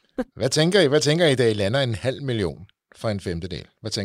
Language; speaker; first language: Danish; native; Danish